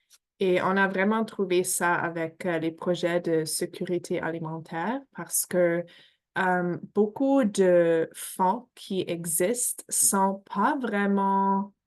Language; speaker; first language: French; non-native, fluent; English